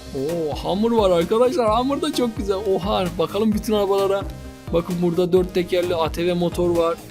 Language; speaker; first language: Turkish; native; Turkish